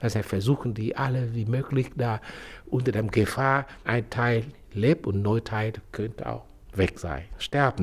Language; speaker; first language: German; non-native, fluent; Vietnamese